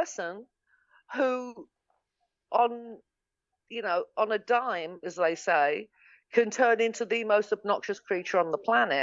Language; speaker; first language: English; native; English